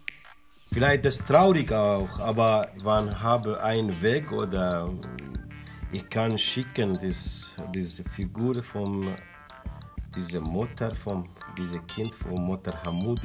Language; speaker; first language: German; non-native, learner; Kurdish